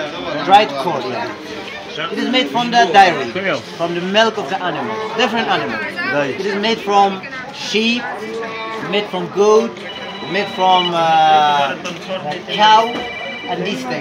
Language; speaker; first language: English; non-native, fluent; Persian